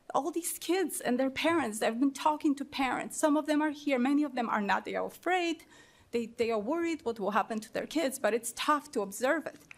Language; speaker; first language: English; non-native, fluent; Polish